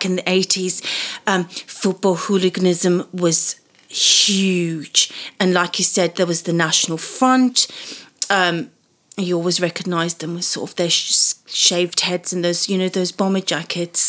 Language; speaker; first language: English; early bilingual, other home language; Persian